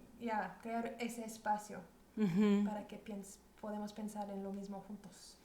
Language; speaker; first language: Spanish; early bilingual, heritage; Spanish